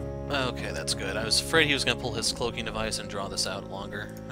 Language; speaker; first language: English; native; English